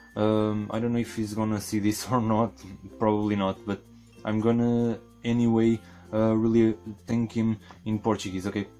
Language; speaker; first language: English; non-native, fluent; Portuguese